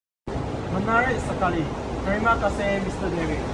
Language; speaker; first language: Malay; non-native, local second language; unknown